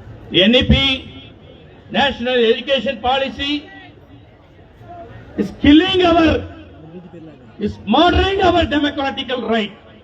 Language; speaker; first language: English; non-native, local second language; Tamil